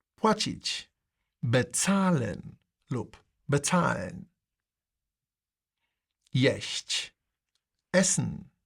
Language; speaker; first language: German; non-native, fluent; Polish